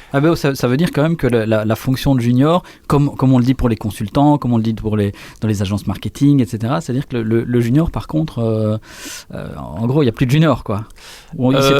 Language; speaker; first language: French; native; French